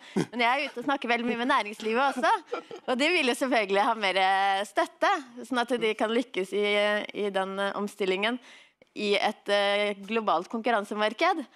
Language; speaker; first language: Norwegian; native; Norwegian